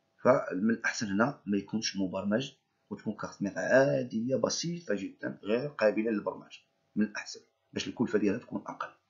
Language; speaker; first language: Arabic; native; Arabic